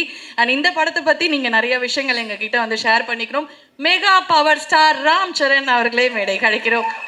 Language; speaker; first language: Tamil; native; Tamil